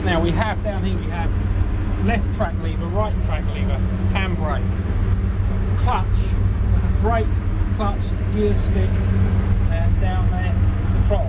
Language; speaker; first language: English; native; English